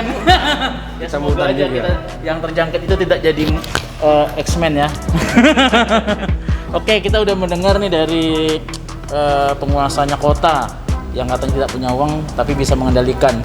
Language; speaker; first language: Indonesian; native; Indonesian